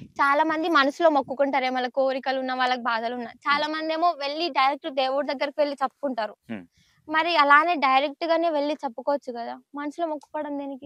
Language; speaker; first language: Telugu; non-native, local second language; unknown